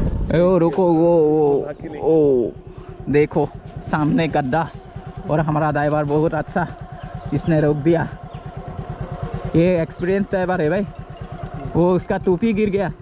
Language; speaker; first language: Hindi; non-native, local second language; Assamese